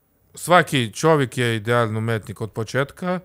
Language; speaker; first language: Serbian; non-native, learner; Russian